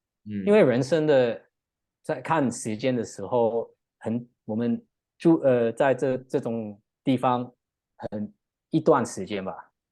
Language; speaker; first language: Chinese; non-native, learner; English